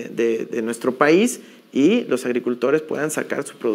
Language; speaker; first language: Spanish; native; Spanish